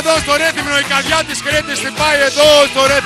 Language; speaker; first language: Greek; native; Greek